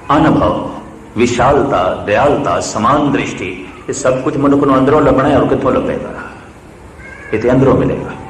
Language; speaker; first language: Hindi; non-native, local second language; Punjabi